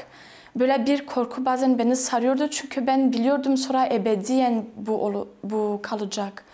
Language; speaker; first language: Turkish; non-native, fluent; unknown